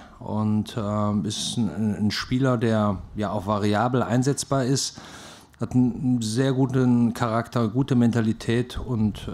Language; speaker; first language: German; native; German